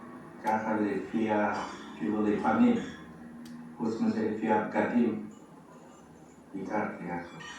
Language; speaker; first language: Hebrew; non-native, fluent; Yiddish